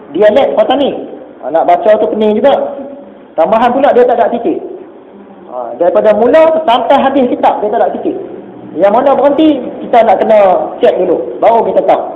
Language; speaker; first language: Malay; native; Malay